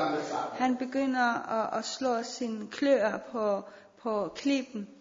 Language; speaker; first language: Danish; non-native, fluent; Persian